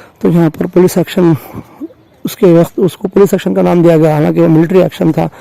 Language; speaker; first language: Urdu; native; Urdu